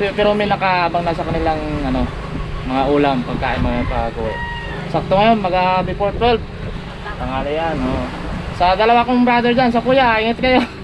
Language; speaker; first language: Filipino; non-native, local second language; Cebuano